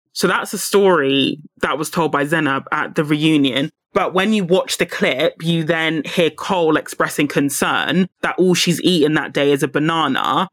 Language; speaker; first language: English; native; English